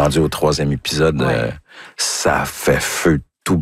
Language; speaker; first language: French; native; French